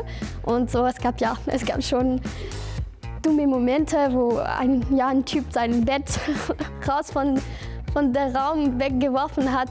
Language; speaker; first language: German; non-native, local second language; French